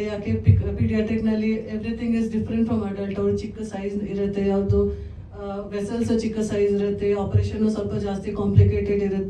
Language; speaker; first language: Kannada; non-native, fluent; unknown